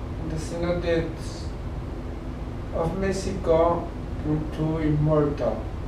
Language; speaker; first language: English; non-native, learner; Spanish